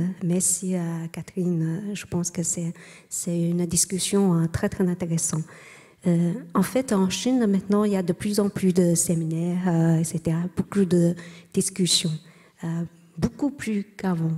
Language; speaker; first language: French; non-native, learner; Chinese